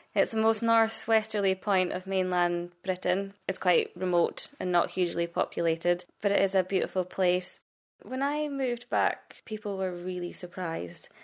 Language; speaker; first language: English; native; English